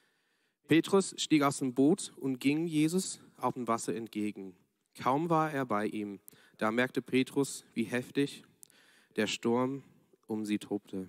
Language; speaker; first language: German; non-native, fluent; English